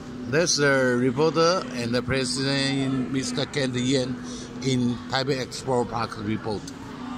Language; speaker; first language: English; non-native, learner; Chinese